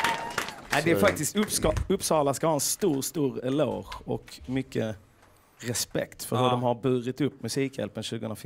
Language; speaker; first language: Swedish; native; Swedish